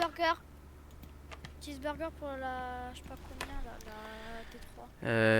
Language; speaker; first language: French; native; French